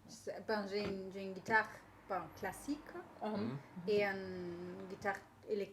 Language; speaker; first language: French; non-native, learner; English